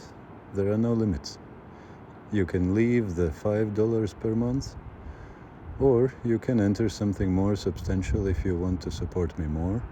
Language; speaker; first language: English; non-native, fluent; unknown